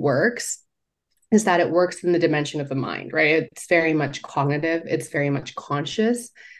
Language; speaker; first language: English; non-native, local second language; Cantonese